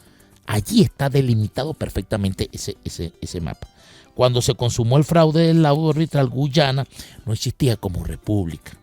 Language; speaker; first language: Spanish; native; Spanish